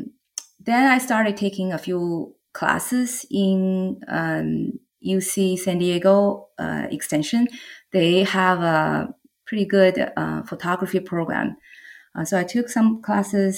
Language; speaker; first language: English; non-native, fluent; Chinese